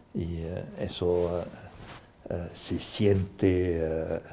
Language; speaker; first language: Spanish; non-native, fluent; German